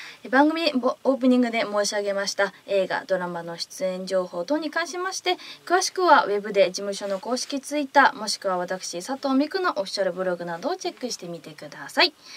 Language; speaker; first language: Japanese; native; Japanese